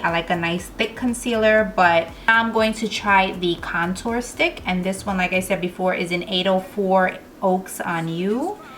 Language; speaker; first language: English; native; English